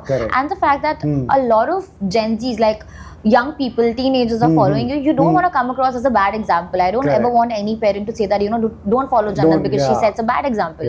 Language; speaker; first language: English; non-native, local second language; Hindi